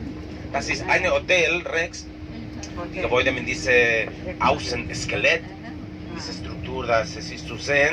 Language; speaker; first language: German; non-native, learner; Catalan